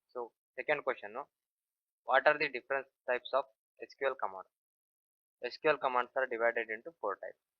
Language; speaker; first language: English; non-native, local second language; Kannada